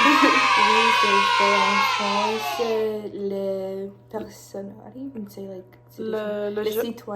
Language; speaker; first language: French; non-native, learner; English